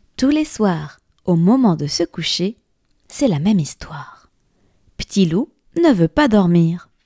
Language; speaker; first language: French; native; French